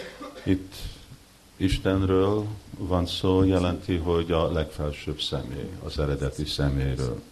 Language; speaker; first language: Hungarian; early bilingual, heritage; Hungarian